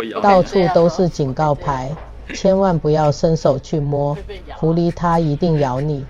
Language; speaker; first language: Chinese; native; Chinese